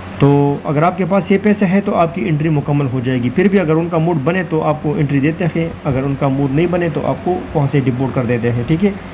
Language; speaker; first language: Urdu; non-native, local second language; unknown